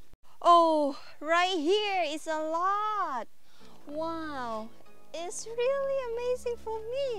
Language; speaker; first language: English; non-native, learner; Thai